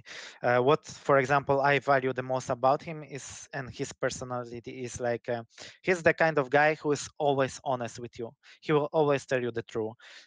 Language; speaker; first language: English; non-native, fluent; Polish